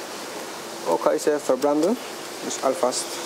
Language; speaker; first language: Dutch; non-native, learner; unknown